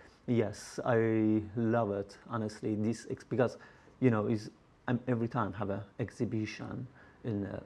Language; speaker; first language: English; non-native, learner; Persian